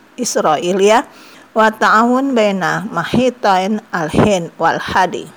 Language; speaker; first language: Arabic; non-native, fluent; Indonesian